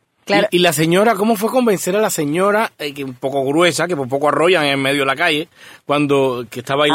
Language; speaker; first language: Spanish; native; Spanish